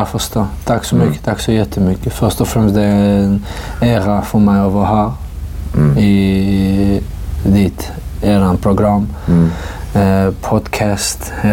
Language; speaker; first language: Swedish; non-native, fluent; Georgian